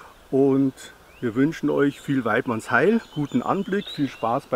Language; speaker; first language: German; native; German